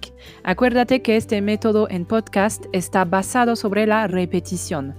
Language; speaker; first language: Spanish; non-native, fluent; French